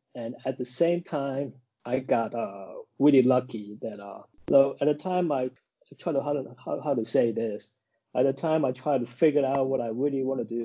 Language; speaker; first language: English; non-native, local second language; Cantonese